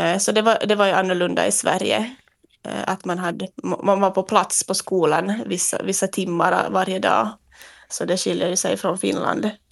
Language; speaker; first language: Swedish; native; Swedish